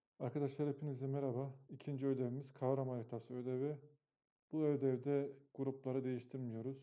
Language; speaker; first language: Turkish; native; Turkish